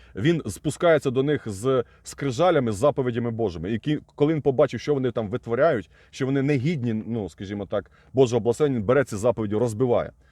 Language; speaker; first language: Ukrainian; non-native, local second language; Russian